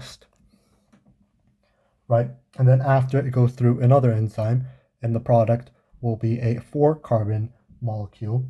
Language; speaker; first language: English; native; English